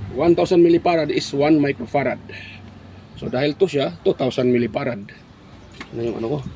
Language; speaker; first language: Filipino; non-native, local second language; Cebuano